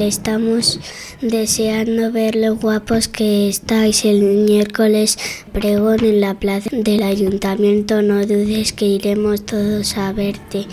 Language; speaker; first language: Spanish; native; Spanish